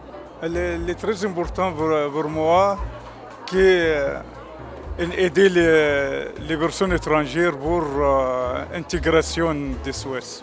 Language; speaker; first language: French; non-native, learner; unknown